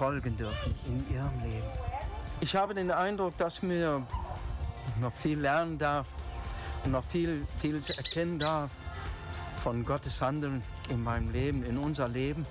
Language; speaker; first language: German; native; German